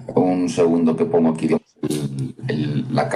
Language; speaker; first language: Spanish; native; Spanish